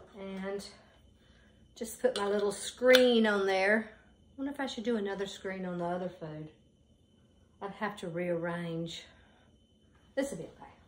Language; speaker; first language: English; native; English